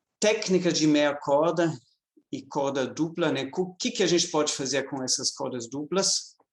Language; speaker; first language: Portuguese; non-native, fluent; German